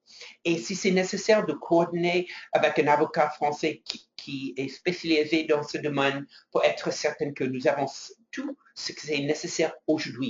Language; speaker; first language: French; non-native, fluent; English